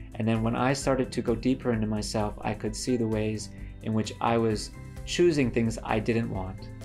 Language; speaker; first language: English; native; English